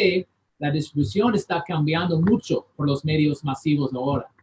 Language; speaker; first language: Spanish; non-native, fluent; English